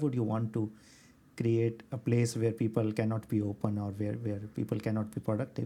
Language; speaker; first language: English; non-native, local second language; Hindi